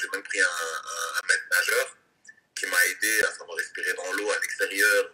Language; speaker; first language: French; native; French